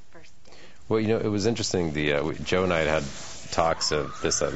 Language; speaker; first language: English; native; English